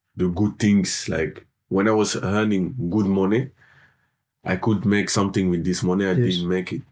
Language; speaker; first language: English; non-native, fluent; French